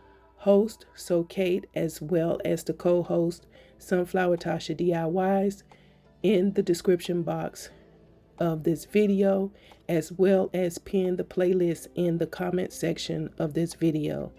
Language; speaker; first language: English; native; English